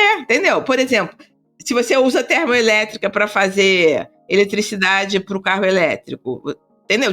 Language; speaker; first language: Portuguese; native; Portuguese